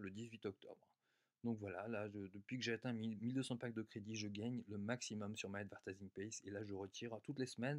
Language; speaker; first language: French; native; French